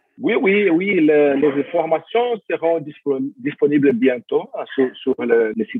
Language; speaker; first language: French; non-native, fluent; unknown